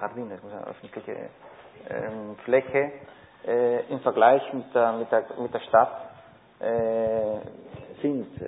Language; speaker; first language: German; non-native, fluent; Spanish